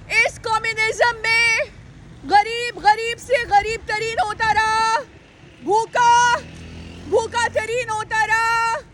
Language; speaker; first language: Urdu; native; Urdu